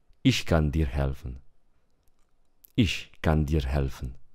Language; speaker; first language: German; non-native, fluent; Romanian